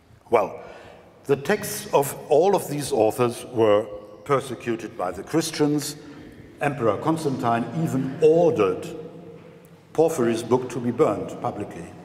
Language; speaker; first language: English; non-native, fluent; German